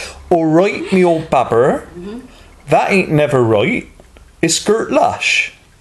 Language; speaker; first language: English; native; English